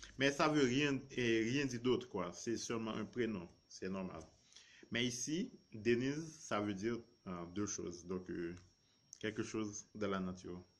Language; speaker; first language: French; non-native, local second language; Haitian Creole